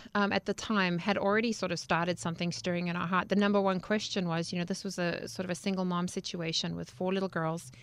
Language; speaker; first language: English; native; English